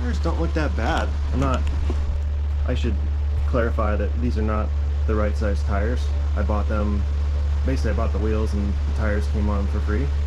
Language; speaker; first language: English; native; English